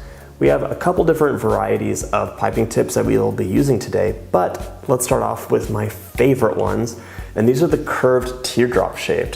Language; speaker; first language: English; native; English